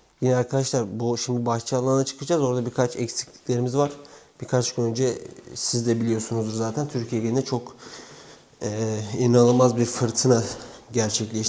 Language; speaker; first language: Turkish; native; Turkish